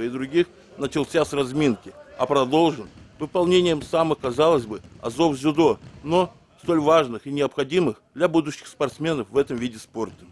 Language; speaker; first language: Russian; native; Russian